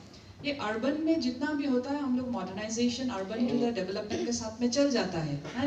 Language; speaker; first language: Hindi; non-native, local second language; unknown